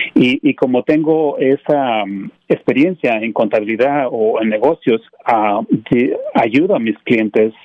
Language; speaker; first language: Spanish; native; Spanish